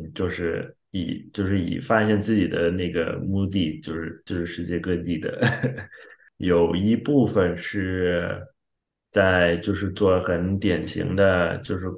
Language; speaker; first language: Chinese; non-native, fluent; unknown